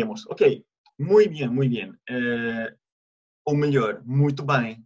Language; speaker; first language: Spanish; non-native, fluent; Italian